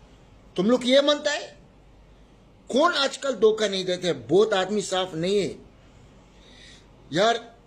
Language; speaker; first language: Hindi; non-native, learner; Arabic